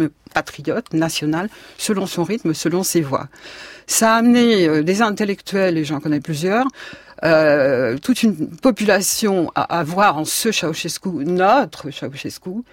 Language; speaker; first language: French; native; French